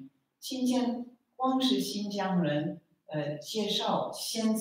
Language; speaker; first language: Chinese; non-native, fluent; French